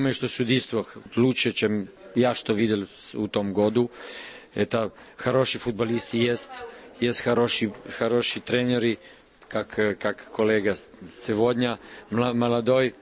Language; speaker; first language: Russian; non-native, learner; Serbian